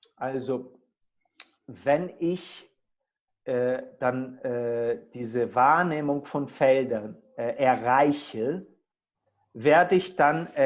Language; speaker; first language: German; non-native, fluent; Portuguese